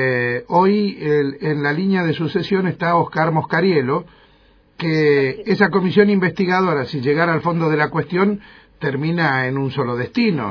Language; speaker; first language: Spanish; native; Spanish